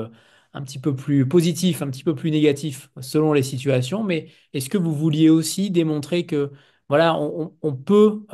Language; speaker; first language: French; native; French